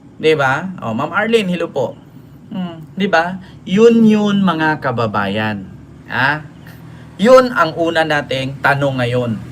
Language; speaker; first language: Filipino; native; Filipino